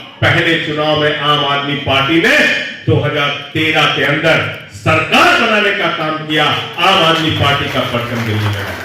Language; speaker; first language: Hindi; native; Hindi